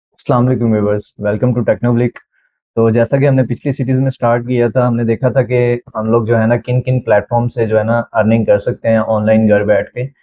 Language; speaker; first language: Urdu; native; Urdu